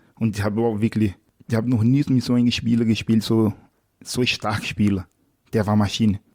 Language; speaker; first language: German; non-native, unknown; Portuguese